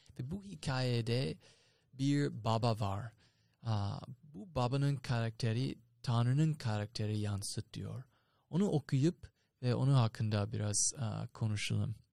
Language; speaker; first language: Turkish; non-native, fluent; English